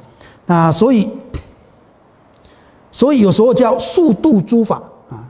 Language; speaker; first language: Chinese; native; Chinese